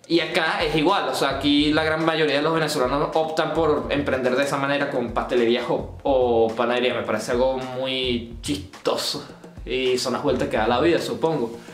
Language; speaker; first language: Spanish; native; Spanish